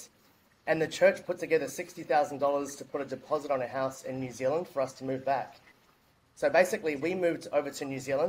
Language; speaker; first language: English; native; English